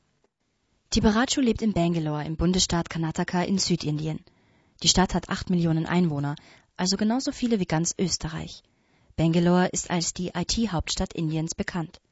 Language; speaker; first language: German; native; German